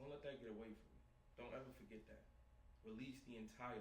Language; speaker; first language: English; native; English